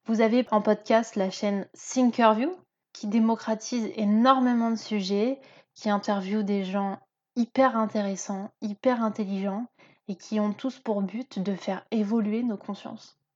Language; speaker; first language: French; native; French